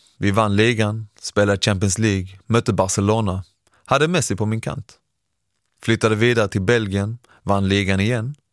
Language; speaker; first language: Swedish; early bilingual, other home language; Persian